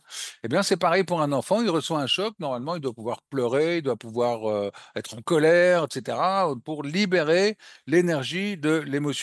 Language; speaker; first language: French; native; French